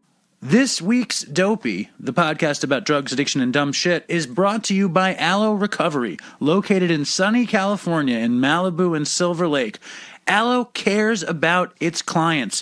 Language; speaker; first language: English; native; English